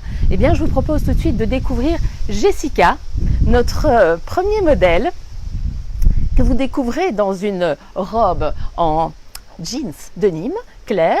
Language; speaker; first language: French; native; French